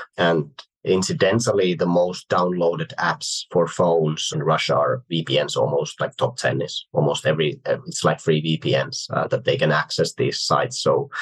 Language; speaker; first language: English; non-native, fluent; Finnish